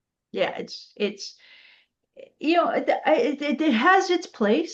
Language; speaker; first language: English; native; English